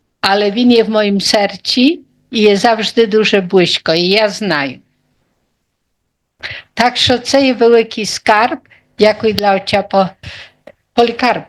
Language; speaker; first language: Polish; non-native, local second language; Ukrainian